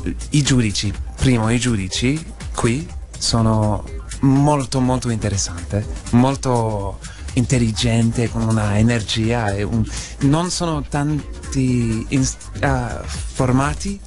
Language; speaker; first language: Italian; non-native, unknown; English